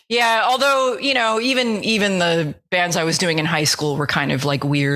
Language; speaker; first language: English; native; English